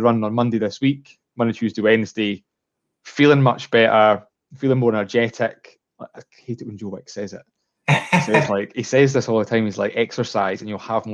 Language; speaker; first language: English; native; English